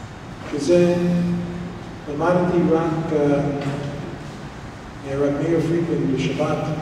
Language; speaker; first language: Hebrew; non-native, fluent; English